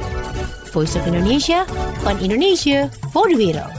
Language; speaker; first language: Dutch; non-native, fluent; Indonesian